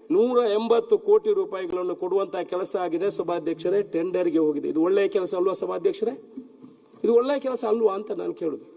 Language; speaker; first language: Kannada; non-native, local second language; Tulu